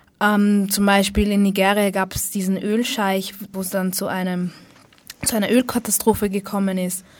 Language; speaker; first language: German; early bilingual, other home language; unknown